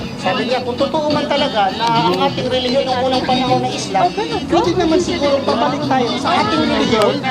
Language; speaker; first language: Filipino; non-native, local second language; Cebuano